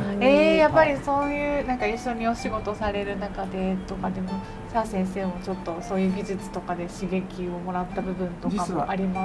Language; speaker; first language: Japanese; native; Japanese